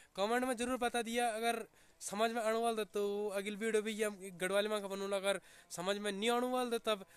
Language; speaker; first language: Hindi; native; Hindi